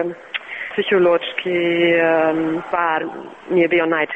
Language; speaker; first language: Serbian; early bilingual, heritage; Serbian